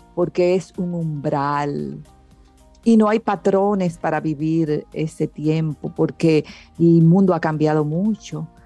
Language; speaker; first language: Spanish; native; Spanish